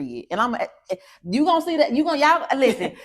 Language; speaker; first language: English; native; English